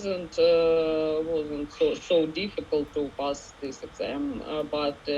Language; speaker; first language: English; non-native, learner; Ukrainian